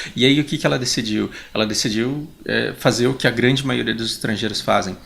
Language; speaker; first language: Portuguese; native; Portuguese